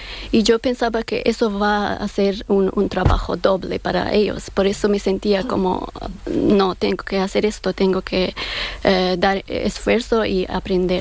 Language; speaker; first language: Spanish; non-native, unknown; Persian